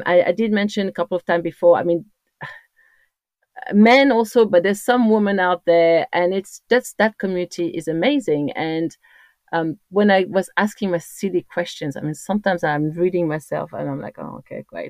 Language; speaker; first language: English; non-native, fluent; French